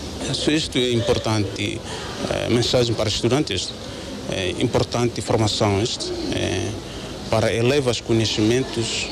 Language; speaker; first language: Portuguese; non-native, learner; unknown